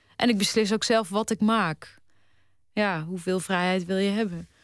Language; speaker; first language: Dutch; native; Dutch